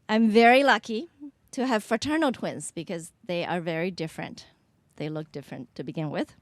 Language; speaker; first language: English; early bilingual, other home language; Chinese